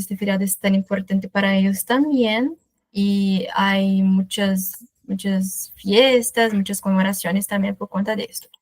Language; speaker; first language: Spanish; non-native, fluent; Portuguese